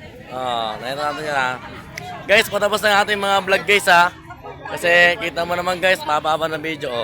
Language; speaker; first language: Filipino; native; Filipino